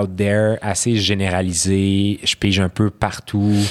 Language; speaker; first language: French; early bilingual, other home language; Arabic